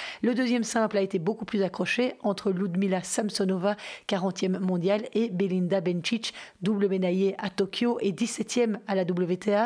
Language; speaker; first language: French; native; French